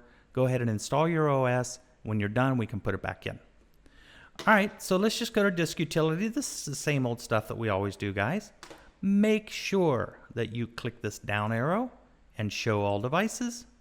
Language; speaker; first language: English; native; English